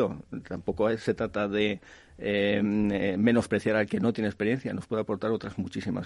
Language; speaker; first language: Spanish; native; Spanish